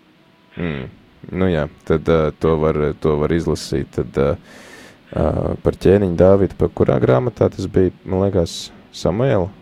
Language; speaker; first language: Latvian; native; Latvian